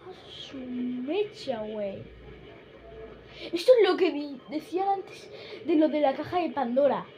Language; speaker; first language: Spanish; native; Spanish